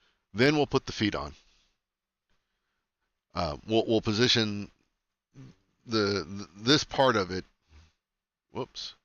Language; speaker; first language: English; native; English